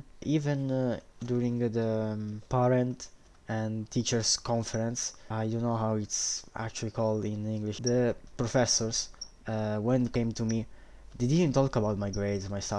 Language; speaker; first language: English; non-native, fluent; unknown